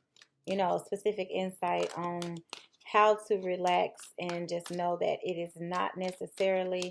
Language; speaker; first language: English; native; English